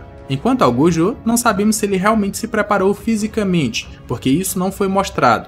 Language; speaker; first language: Portuguese; native; Portuguese